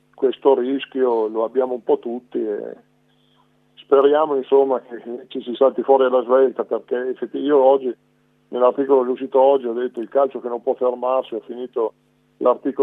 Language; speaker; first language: Italian; native; Italian